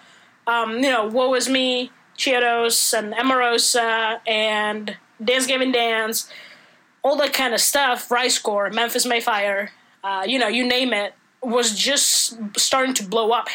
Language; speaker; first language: English; non-native, fluent; Italian